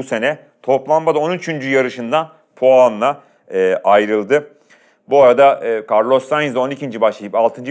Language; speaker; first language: Turkish; native; Turkish